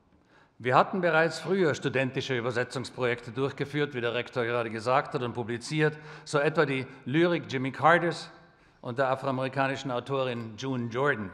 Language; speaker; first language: German; native; German